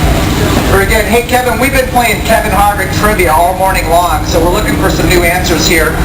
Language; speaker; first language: English; native; English